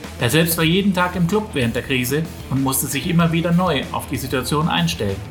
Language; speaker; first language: German; native; German